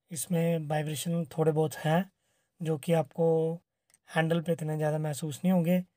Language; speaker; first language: Hindi; native; Hindi